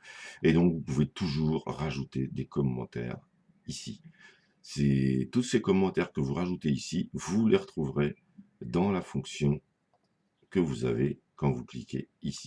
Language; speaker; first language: French; native; French